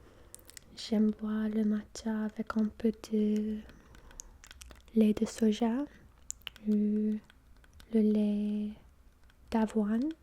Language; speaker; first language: French; non-native, fluent; English